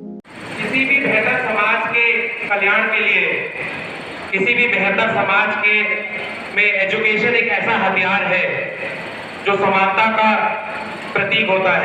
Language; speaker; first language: Hindi; native; Hindi